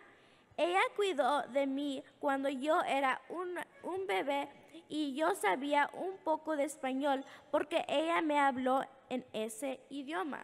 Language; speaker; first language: Spanish; early bilingual, heritage; English